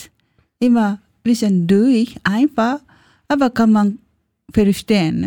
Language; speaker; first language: German; non-native, learner; Japanese